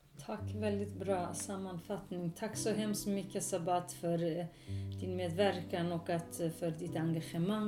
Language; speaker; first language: Swedish; non-native, local second language; Kurdish